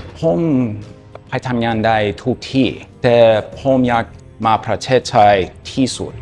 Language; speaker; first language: Thai; non-native, fluent; English